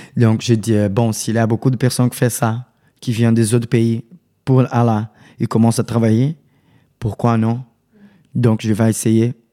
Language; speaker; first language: French; non-native, learner; Portuguese